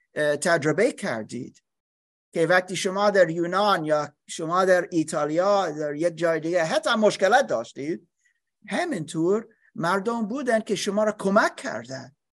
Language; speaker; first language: Persian; non-native, learner; English